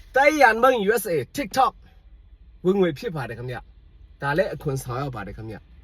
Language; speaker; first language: Burmese; non-native, local second language; Shan